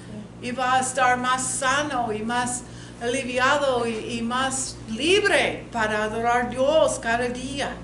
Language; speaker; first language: Spanish; non-native, learner; English